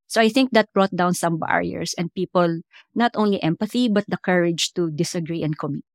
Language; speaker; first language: English; non-native, local second language; Filipino